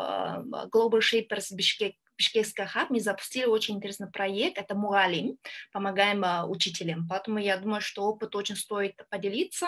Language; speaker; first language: Russian; non-native, learner; Kyrgyz